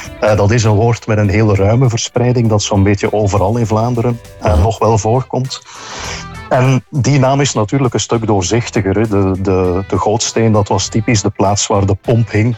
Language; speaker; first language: Dutch; native; Dutch